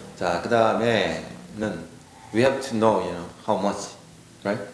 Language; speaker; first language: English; non-native, learner; Korean